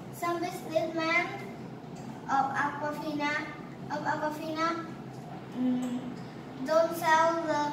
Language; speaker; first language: English; non-native, learner; Vietnamese